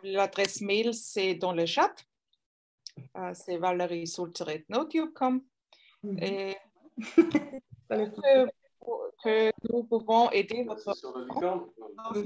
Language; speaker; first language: French; non-native, fluent; German